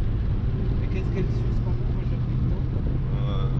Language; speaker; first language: French; native; French